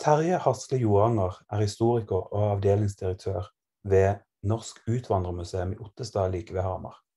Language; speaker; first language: Norwegian; native; Norwegian